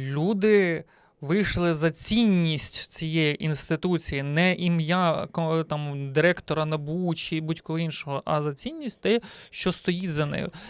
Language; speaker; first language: Ukrainian; native; Ukrainian